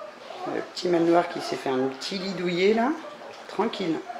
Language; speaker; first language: French; native; French